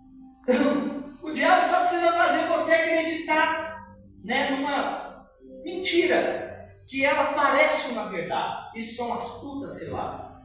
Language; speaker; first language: Portuguese; native; Portuguese